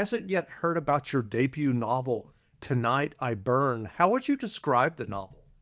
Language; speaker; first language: English; native; English